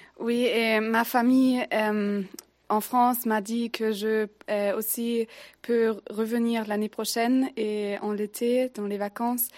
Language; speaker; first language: French; non-native, learner; German